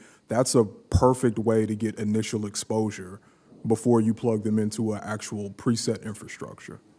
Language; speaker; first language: English; native; English